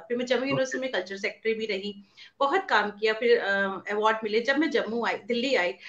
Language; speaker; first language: Hindi; native; Hindi